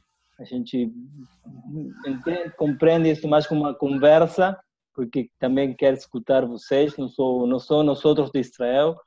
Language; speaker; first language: Portuguese; non-native, fluent; Spanish